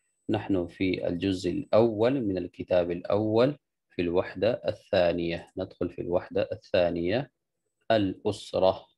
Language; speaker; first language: Arabic; non-native, fluent; Urdu